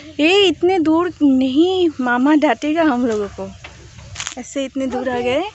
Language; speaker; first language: Hindi; non-native, local second language; Assamese